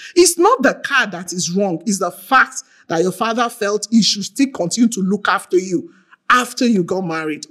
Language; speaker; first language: English; non-native, local second language; Yoruba